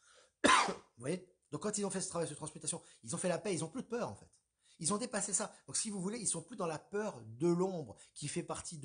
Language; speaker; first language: French; native; French